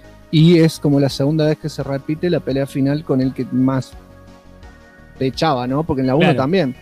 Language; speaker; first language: Spanish; native; Spanish